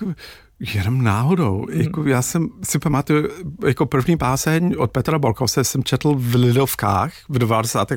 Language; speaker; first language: Czech; non-native, fluent; English